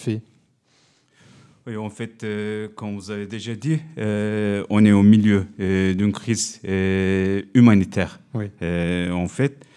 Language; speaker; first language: French; non-native, fluent; Turkish